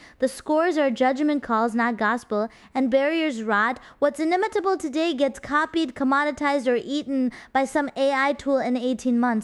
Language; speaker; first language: English; native; English